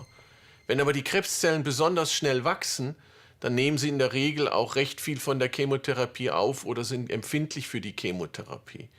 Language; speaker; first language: German; native; German